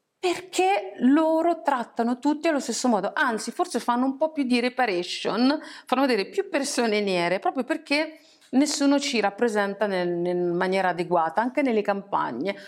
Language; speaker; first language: Italian; early bilingual, other home language; English